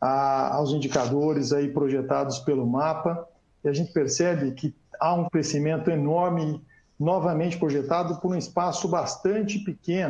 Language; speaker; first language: Portuguese; native; Portuguese